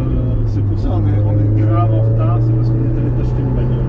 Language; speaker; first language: French; native; French